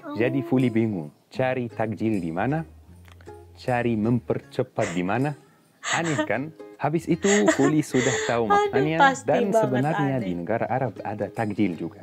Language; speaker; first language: Indonesian; non-native, fluent; Arabic